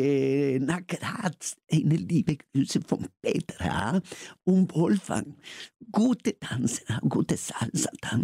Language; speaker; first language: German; non-native, learner; Spanish